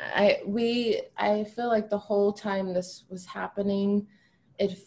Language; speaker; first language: English; early bilingual, other home language; Albanian